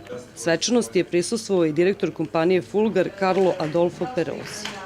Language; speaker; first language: Serbian; native; Serbian